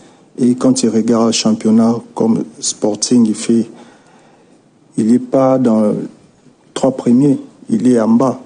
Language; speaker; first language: French; non-native, local second language; Lingala